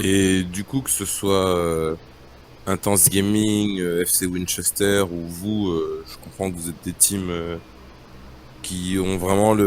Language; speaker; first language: French; native; French